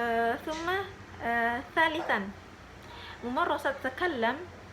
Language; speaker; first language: Arabic; non-native, learner; Indonesian